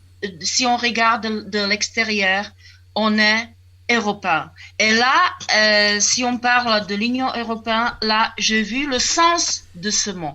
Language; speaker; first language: French; non-native, fluent; Czech